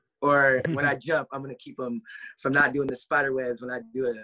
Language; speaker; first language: English; native; English